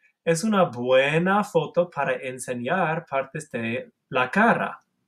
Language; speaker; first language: Spanish; non-native, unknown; English